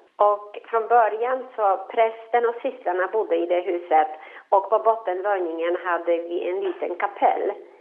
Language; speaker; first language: Swedish; non-native, fluent; Polish